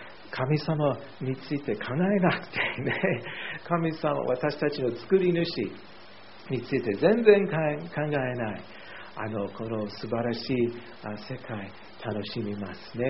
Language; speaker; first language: Japanese; non-native, fluent; English